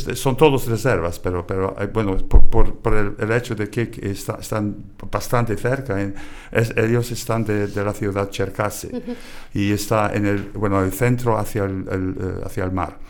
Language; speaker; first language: Spanish; non-native, fluent; English